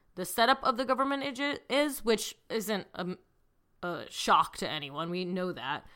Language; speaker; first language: English; early bilingual, other home language; Hindi